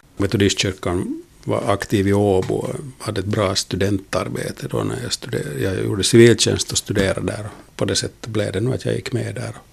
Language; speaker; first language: Swedish; native; Swedish